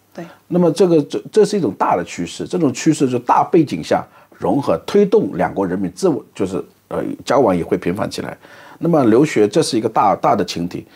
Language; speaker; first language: Chinese; native; Chinese